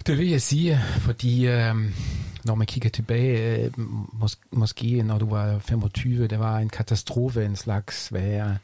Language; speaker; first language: Danish; non-native, fluent; German